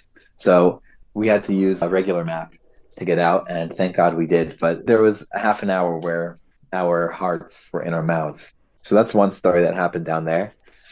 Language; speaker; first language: English; native; English